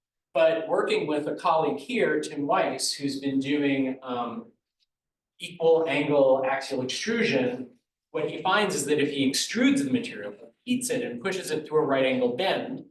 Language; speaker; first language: English; native; English